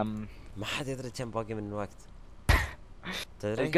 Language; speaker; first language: Arabic; native; Arabic